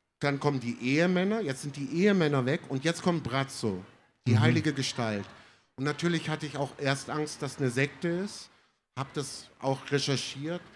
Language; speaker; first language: German; early bilingual, other home language; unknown